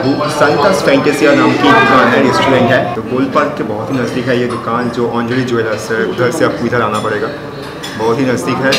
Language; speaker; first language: Hindi; non-native, local second language; Bangla